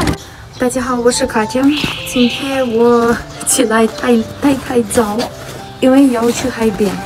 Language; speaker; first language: Chinese; non-native, learner; Ukrainian